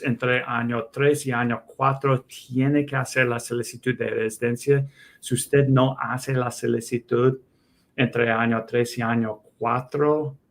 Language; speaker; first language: Spanish; non-native, fluent; English